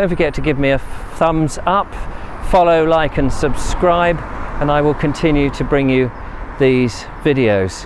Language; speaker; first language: English; native; English